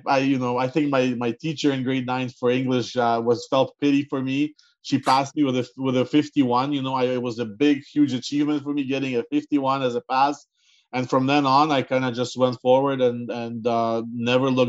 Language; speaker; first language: English; non-native, fluent; Ukrainian